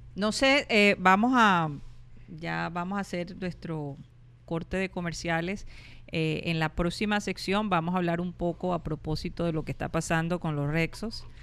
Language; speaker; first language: Spanish; native; Spanish